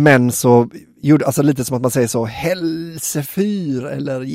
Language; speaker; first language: Swedish; native; Swedish